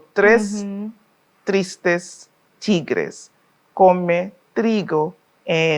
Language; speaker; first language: Spanish; non-native, fluent; English